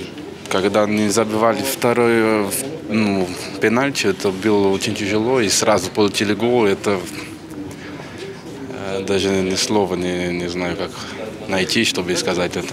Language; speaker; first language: Russian; non-native, learner; Portuguese